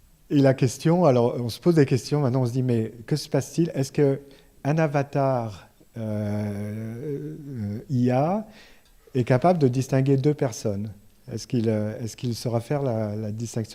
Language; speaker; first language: French; native; French